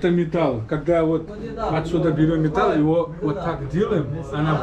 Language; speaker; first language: Russian; non-native, learner; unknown